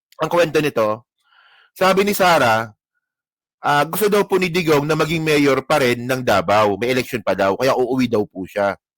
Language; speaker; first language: Filipino; non-native, local second language; Hiligaynon